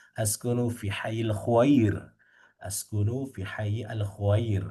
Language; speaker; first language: Arabic; non-native, fluent; Indonesian